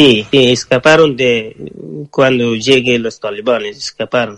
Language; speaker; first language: Spanish; non-native, learner; Persian